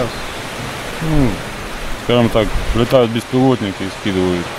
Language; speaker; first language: Russian; native; Russian